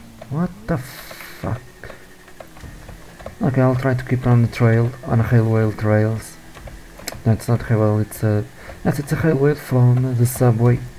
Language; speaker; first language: English; non-native, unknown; Portuguese